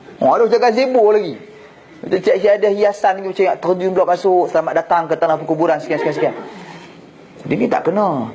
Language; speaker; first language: Malay; native; Malay